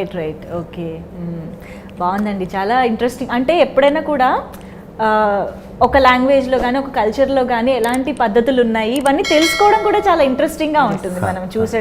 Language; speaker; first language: Telugu; native; Telugu